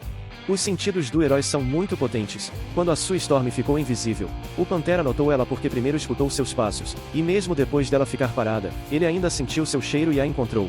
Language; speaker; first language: Portuguese; native; Portuguese